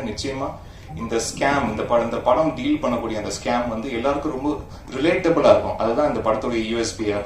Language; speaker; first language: Tamil; native; Tamil